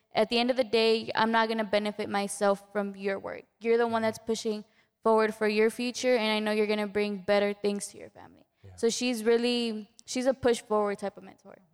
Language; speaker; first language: English; early bilingual, other home language; Spanish